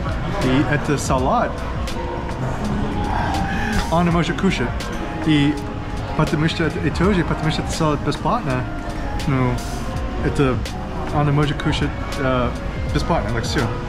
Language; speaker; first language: Russian; non-native, learner; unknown